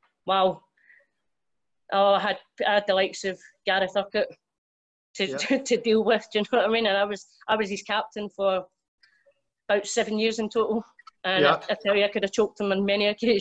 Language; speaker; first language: English; native; English